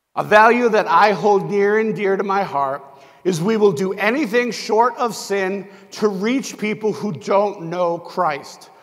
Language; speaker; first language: English; native; English